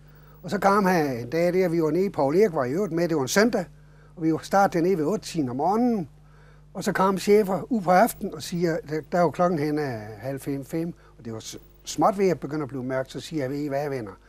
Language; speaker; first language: Danish; native; Danish